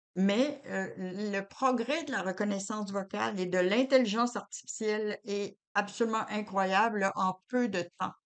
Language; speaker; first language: French; native; French